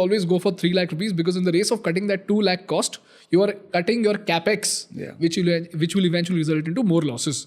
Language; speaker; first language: English; non-native, local second language; Hindi